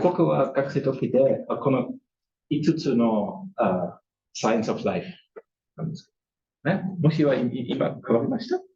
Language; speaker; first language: Japanese; non-native, learner; German